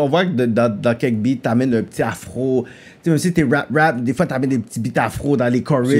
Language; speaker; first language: French; native; French